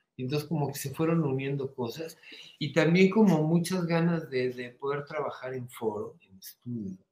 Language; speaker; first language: Spanish; native; Spanish